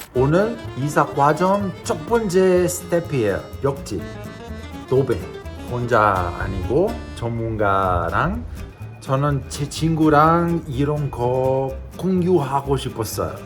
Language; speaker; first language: Korean; non-native, learner; Italian